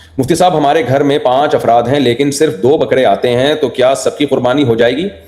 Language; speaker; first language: Urdu; native; Urdu